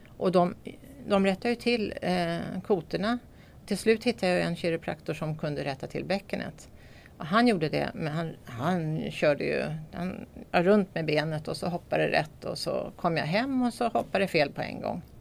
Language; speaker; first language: Swedish; native; Swedish